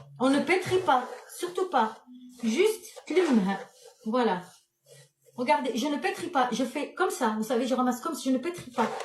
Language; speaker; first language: French; non-native, local second language; Arabic